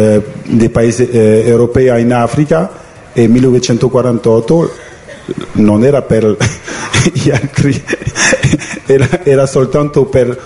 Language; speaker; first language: Italian; non-native, fluent; French